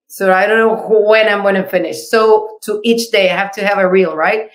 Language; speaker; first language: English; non-native, fluent; Spanish